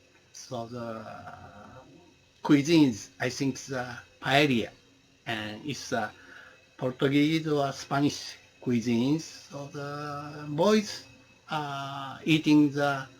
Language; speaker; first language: English; non-native, learner; Japanese